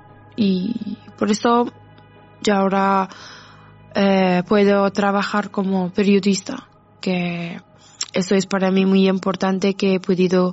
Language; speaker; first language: Spanish; non-native, fluent; Persian